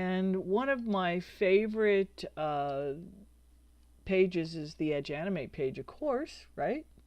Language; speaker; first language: English; native; English